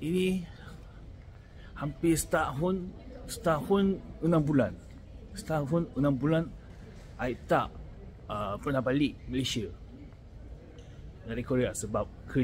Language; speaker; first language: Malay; non-native, fluent; Korean